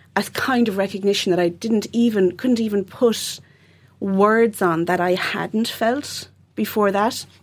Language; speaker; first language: English; native; English